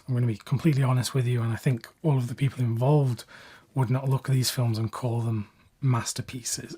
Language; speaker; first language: English; native; English